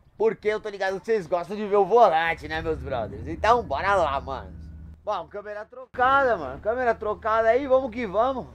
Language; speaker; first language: Portuguese; native; Portuguese